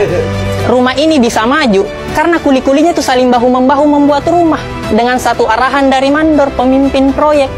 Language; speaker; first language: Indonesian; native; Indonesian